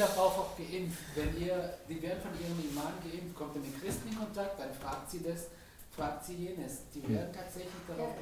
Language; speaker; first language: German; native; German